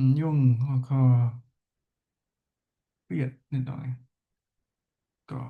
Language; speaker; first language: Thai; non-native, learner; English